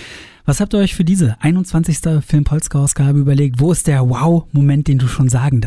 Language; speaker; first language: German; native; German